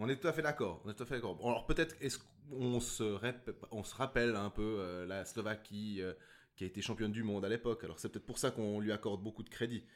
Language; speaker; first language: French; native; French